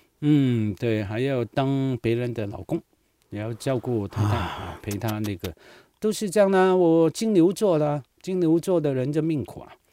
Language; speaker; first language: Chinese; non-native, local second language; Cantonese